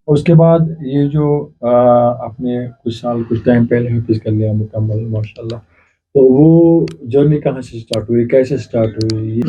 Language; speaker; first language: Urdu; non-native, local second language; Kashmiri